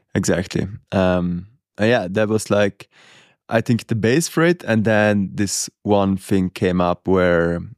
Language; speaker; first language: English; non-native, fluent; Italian